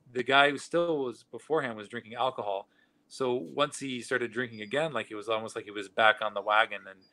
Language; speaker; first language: English; native; English